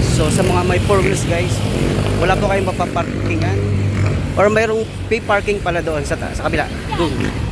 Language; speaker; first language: Filipino; native; Filipino